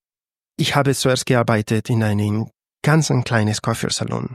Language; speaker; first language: German; non-native, fluent; Spanish